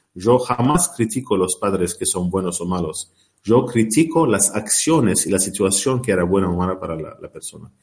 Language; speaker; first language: Spanish; non-native, learner; Arabic